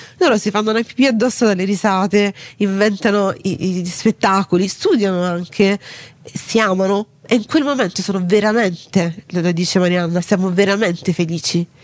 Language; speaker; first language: Italian; native; Italian